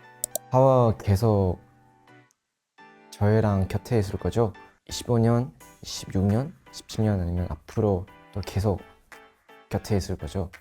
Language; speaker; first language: Korean; non-native, fluent; Thai